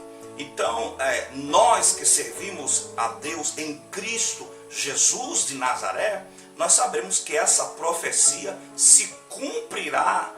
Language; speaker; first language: Portuguese; native; Portuguese